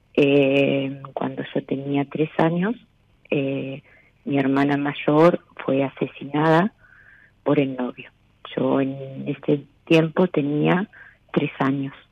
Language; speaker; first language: Spanish; native; Spanish